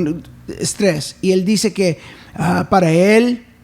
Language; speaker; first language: Spanish; early bilingual, heritage; English